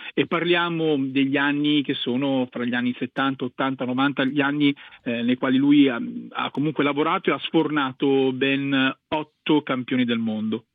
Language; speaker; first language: Italian; native; Italian